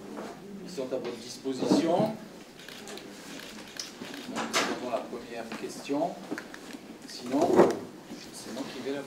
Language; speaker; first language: French; native; French